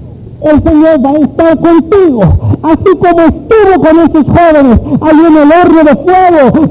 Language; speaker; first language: Spanish; native; Spanish